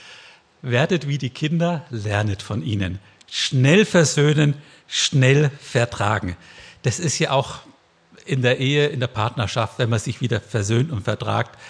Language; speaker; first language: German; native; German